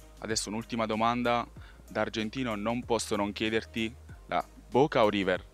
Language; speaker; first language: Italian; native; Italian